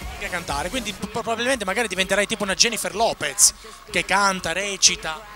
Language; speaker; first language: Italian; native; Italian